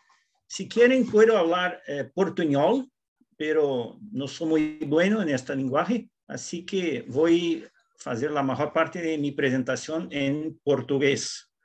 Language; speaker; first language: Spanish; non-native, learner; Portuguese